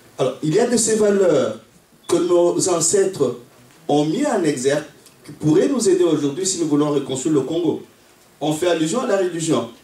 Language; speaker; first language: French; non-native, local second language; Luba-Lulua